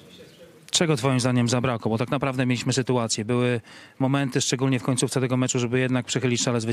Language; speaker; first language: Polish; native; Polish